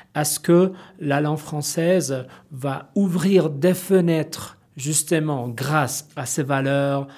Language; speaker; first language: French; non-native, fluent; Spanish